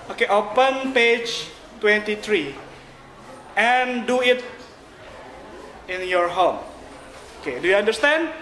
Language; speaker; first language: English; non-native, fluent; Indonesian